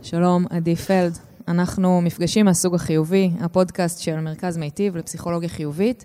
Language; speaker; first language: Hebrew; native; Hebrew